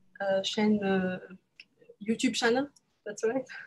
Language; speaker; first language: English; non-native, learner; French